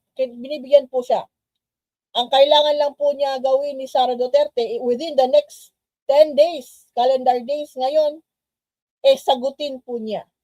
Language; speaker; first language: Filipino; non-native, local second language; Cebuano